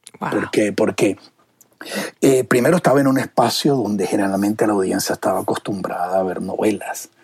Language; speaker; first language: Spanish; native; Spanish